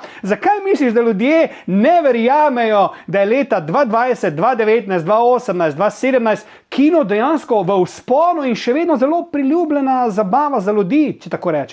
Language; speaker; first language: Slovenian; native; Slovenian